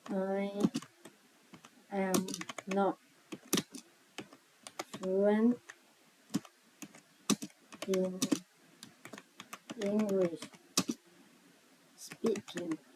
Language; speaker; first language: English; non-native, learner; Thai